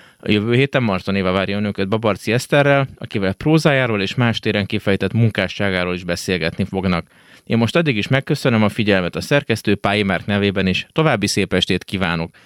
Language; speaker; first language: Hungarian; native; Hungarian